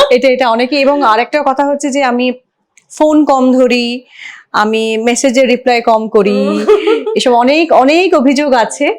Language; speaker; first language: Bangla; native; Bangla